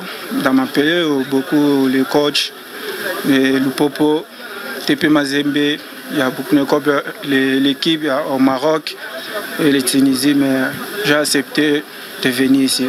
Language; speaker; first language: French; non-native, fluent; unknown